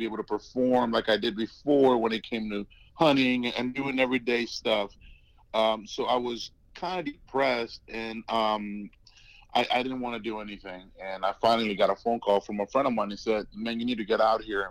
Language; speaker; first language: English; native; English